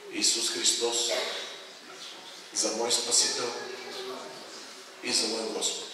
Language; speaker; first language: Bulgarian; native; Bulgarian